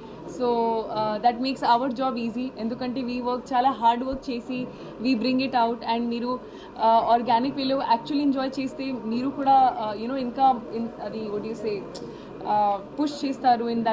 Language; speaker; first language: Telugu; non-native, learner; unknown